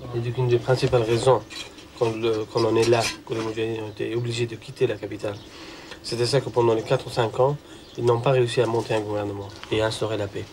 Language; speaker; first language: French; non-native, fluent; Persian